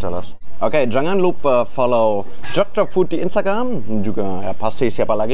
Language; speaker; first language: Indonesian; non-native, fluent; German